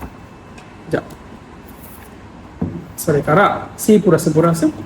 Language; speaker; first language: Japanese; non-native, learner; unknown